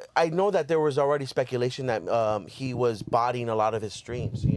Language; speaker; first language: English; native; English